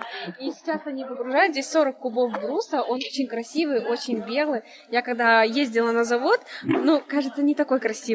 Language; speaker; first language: Russian; native; Russian